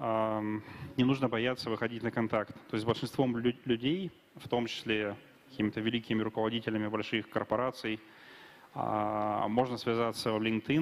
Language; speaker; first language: Russian; native; Russian